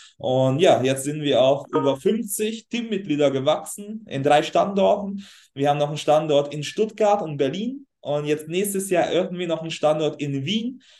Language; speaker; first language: German; non-native, fluent; Hungarian